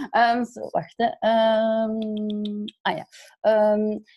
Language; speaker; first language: English; non-native, fluent; Dutch